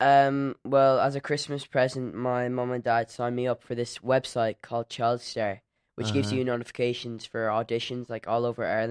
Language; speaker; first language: English; native; English